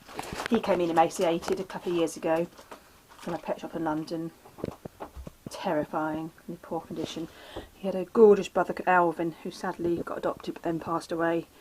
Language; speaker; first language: English; native; English